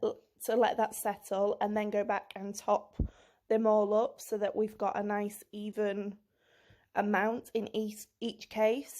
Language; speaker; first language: English; native; English